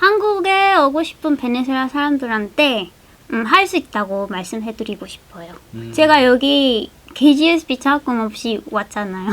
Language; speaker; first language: Korean; non-native, fluent; Spanish